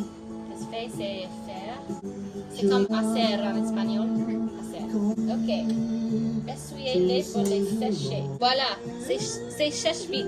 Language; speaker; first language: French; non-native, fluent; English